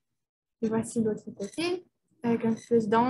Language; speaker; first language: French; native; French